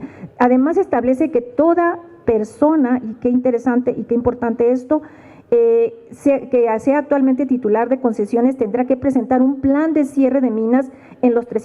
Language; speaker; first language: Spanish; native; Spanish